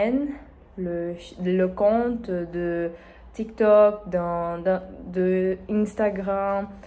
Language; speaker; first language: French; non-native, learner; Spanish